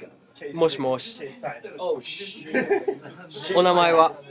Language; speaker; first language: Japanese; non-native, fluent; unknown